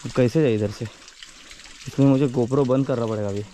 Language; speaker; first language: Hindi; non-native, local second language; Marathi